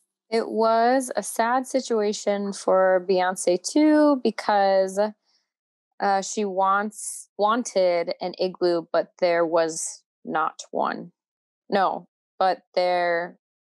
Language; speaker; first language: English; native; English